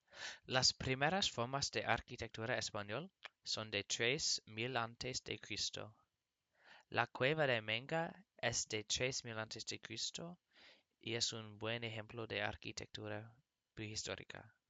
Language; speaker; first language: Spanish; non-native, learner; English